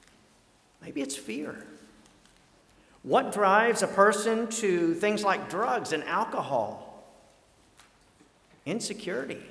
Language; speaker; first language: English; native; English